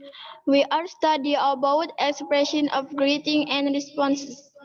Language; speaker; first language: English; non-native, learner; Indonesian